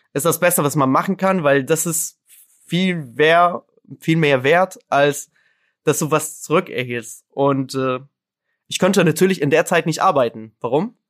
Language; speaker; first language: German; non-native, fluent; Arabic